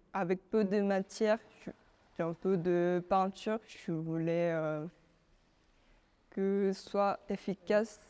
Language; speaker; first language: French; non-native, fluent; Korean